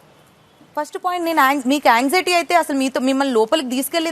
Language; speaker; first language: Telugu; native; Telugu